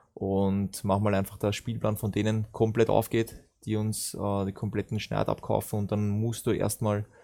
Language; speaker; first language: German; native; German